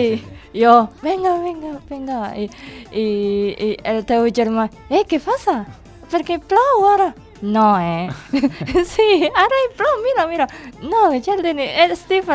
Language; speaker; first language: Catalan; non-native, learner; Indonesian